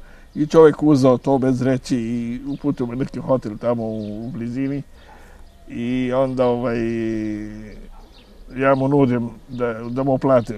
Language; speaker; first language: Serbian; non-native, fluent; Arabic